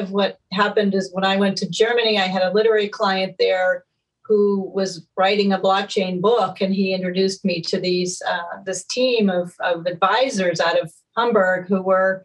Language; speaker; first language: English; native; English